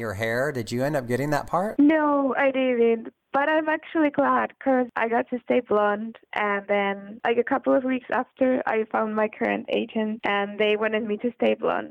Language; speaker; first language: English; non-native, fluent; Finnish